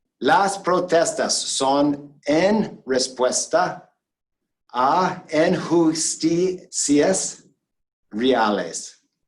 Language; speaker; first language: Spanish; non-native, learner; English